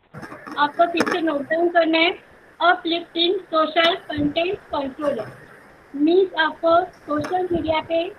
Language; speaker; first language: Hindi; non-native, local second language; Marathi